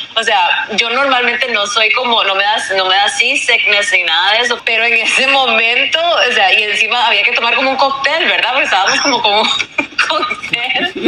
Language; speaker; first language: Spanish; early bilingual, heritage; Spanish